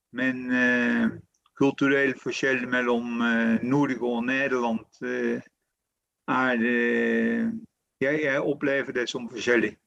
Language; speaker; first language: Norwegian; non-native, fluent; Dutch